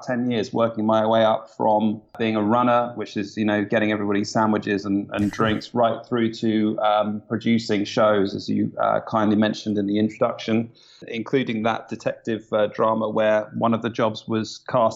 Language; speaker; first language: English; native; English